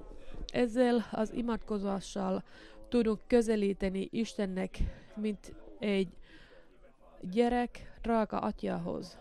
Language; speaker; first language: Hungarian; non-native, learner; Finnish